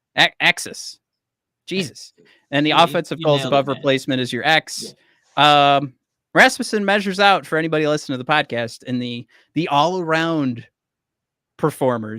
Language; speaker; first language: English; native; English